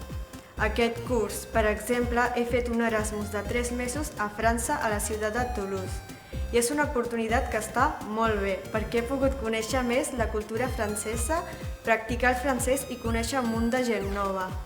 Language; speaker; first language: Catalan; early bilingual, other home language; Punjabi